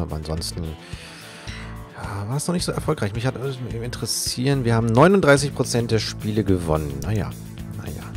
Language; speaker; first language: German; native; German